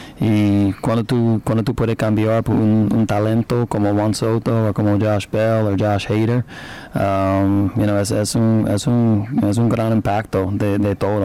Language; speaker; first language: Spanish; non-native, learner; English